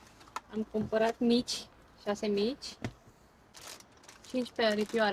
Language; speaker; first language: Romanian; non-native, fluent; Bulgarian